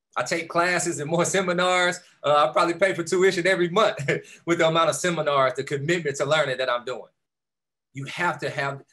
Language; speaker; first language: English; native; English